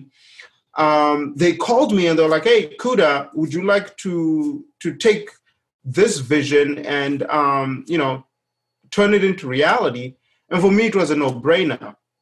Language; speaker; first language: English; non-native, local second language; Shona